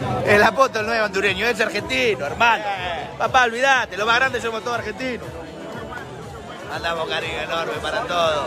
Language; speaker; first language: Spanish; native; Spanish